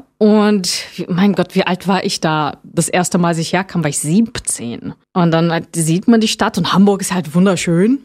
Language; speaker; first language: German; non-native, fluent; Portuguese